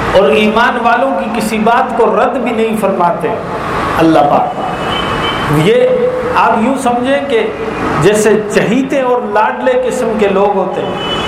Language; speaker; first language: Urdu; native; Urdu